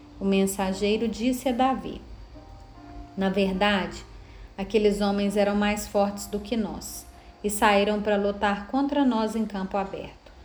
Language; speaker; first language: Portuguese; native; Portuguese